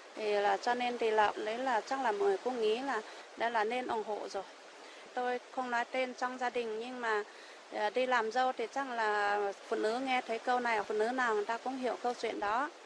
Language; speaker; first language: Vietnamese; non-native, local second language; Iu Mien